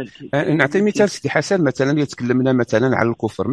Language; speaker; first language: Arabic; native; Arabic